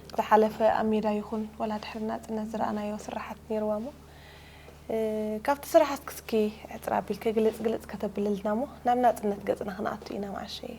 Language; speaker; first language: Tigrinya; native; Tigrinya